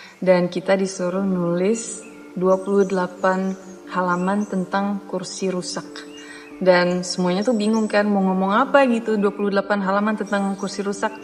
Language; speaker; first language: Indonesian; non-native, fluent; Dutch